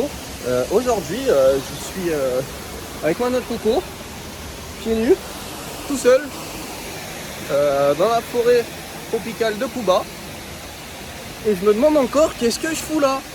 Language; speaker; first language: French; native; French